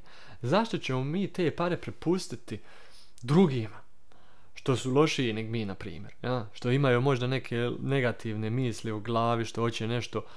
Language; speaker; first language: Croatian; early bilingual, heritage; Croatian